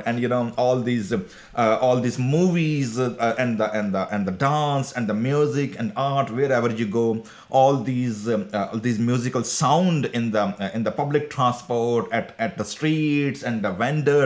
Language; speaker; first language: English; non-native, local second language; Punjabi